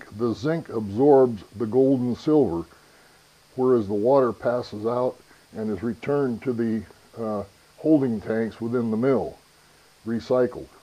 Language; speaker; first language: English; native; English